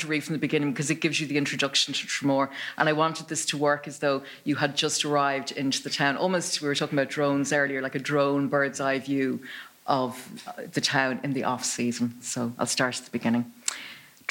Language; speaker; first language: English; native; English